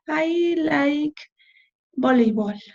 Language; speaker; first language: English; non-native, learner; Spanish